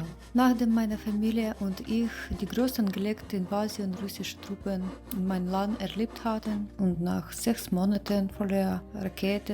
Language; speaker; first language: German; non-native, learner; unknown